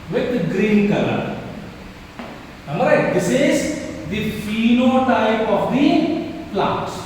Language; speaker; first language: English; non-native, local second language; Hindi